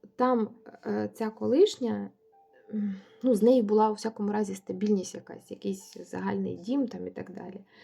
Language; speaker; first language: Ukrainian; non-native, local second language; Russian